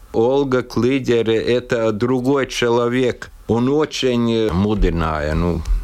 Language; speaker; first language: Russian; non-native, local second language; Latvian